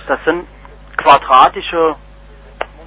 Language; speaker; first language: German; native; German